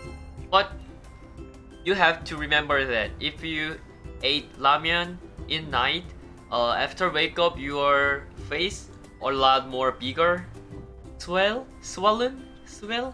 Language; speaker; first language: English; non-native, learner; Korean